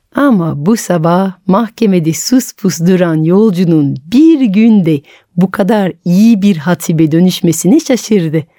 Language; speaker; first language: Turkish; non-native, fluent; French